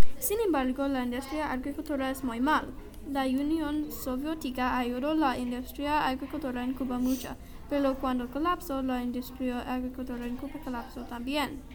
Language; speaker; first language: Spanish; non-native, learner; English